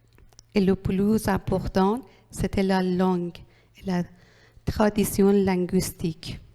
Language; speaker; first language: French; non-native, learner; Persian